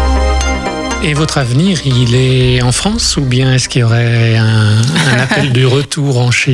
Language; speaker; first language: French; native; French